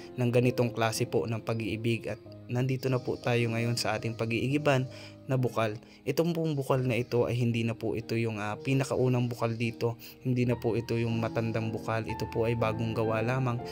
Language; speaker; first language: Filipino; non-native, local second language; Bikol